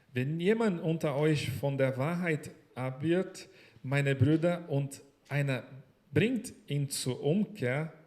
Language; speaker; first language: German; non-native, learner; Portuguese